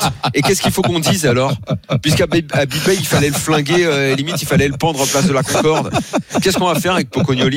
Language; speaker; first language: French; native; French